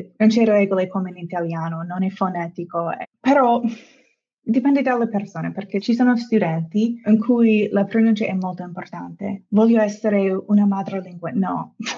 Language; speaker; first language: Italian; non-native, fluent; English